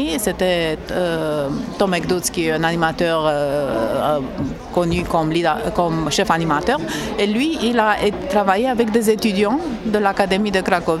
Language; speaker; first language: French; non-native, fluent; Romanian